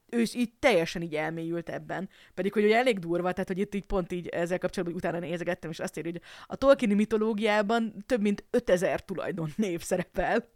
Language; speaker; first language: Hungarian; native; Hungarian